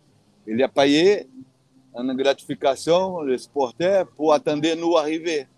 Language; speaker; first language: French; non-native, fluent; Portuguese